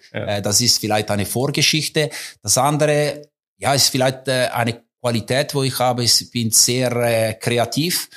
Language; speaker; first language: German; non-native, local second language; Italian